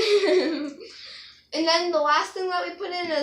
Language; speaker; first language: English; native; English